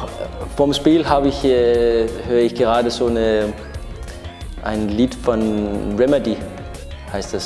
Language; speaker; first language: German; non-native, learner; Danish